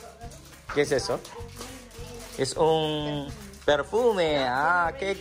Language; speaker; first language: Spanish; non-native, learner; Filipino